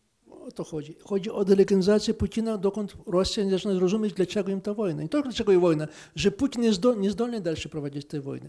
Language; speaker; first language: Polish; non-native, fluent; Ukrainian